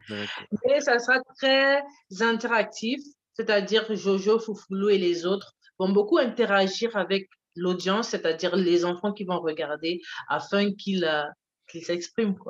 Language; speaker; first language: French; early bilingual, other home language; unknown